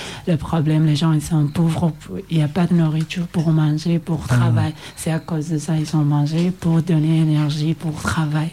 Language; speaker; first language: French; non-native, learner; Oromo